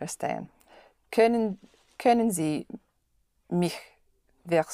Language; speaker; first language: German; non-native, learner; English